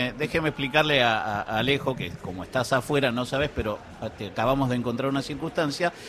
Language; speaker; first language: Spanish; native; Spanish